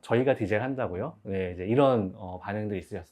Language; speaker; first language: Korean; native; Korean